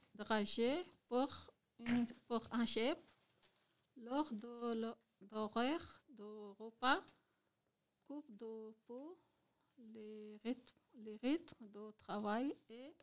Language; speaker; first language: French; non-native, learner; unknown